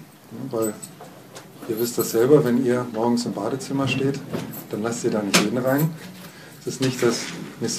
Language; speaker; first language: German; native; German